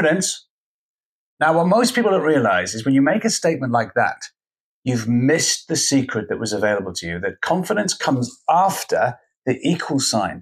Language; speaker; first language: English; native; English